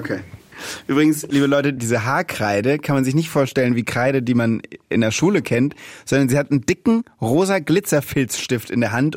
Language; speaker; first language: German; native; German